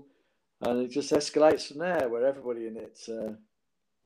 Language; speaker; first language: English; native; English